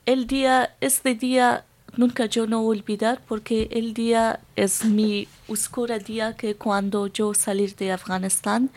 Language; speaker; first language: Spanish; non-native, learner; Persian